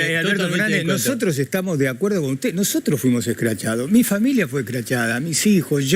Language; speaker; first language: Spanish; native; Spanish